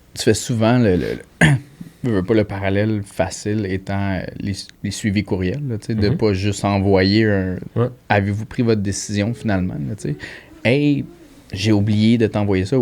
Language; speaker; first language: French; native; French